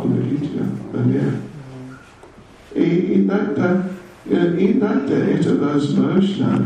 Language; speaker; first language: Russian; non-native, learner; English